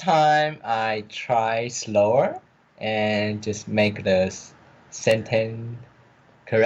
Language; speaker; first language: English; non-native, learner; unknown